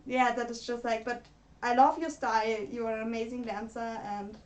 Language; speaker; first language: English; non-native, fluent; German